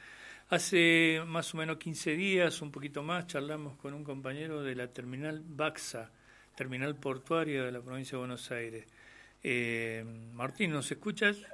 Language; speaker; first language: Spanish; native; Spanish